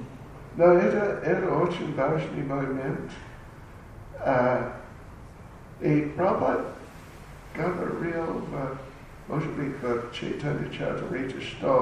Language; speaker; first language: Russian; non-native, learner; English